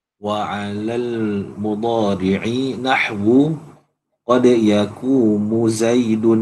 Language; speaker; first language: Arabic; non-native, learner; Malay